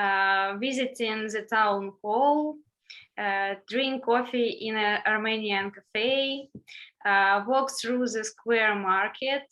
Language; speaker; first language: English; non-native, learner; Ukrainian